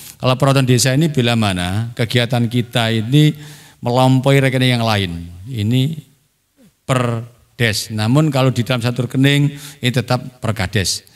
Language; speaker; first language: Indonesian; non-native, local second language; Javanese